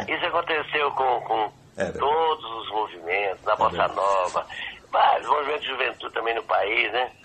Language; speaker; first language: Portuguese; native; Portuguese